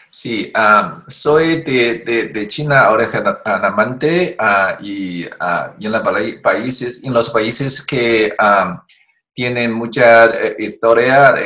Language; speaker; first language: Spanish; non-native, learner; Chinese